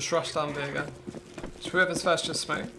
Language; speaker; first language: English; native; English